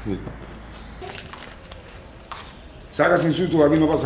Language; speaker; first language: Spanish; native; Spanish